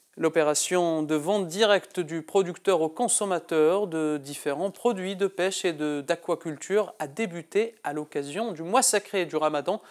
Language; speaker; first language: French; non-native, local second language; Arabic